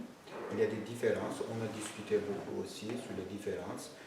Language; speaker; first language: French; non-native, fluent; Turkish